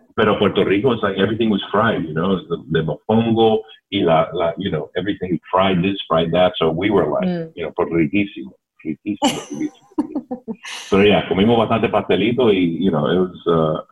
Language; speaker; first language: Spanish; early bilingual, heritage; Spanish